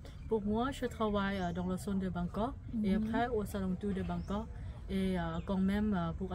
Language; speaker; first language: French; non-native, fluent; Thai